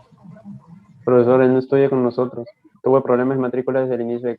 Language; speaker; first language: Spanish; native; Spanish